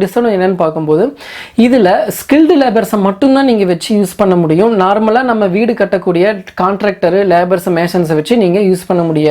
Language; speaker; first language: Tamil; native; Tamil